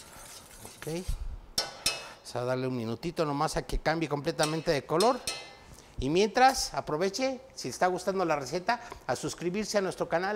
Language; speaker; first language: Spanish; native; Spanish